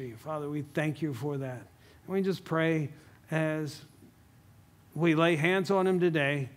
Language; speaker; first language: English; native; English